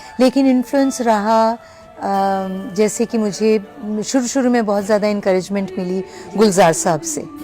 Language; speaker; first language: Hindi; native; Hindi